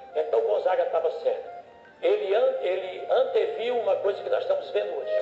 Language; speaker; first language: Portuguese; native; Portuguese